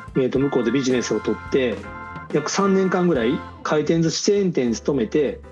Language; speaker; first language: Japanese; native; Japanese